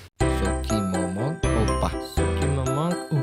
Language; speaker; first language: French; non-native, learner; Arabic